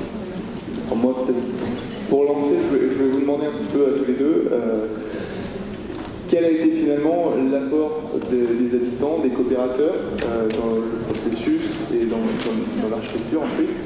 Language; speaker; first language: French; native; French